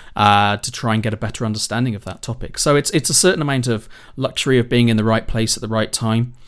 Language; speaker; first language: English; native; English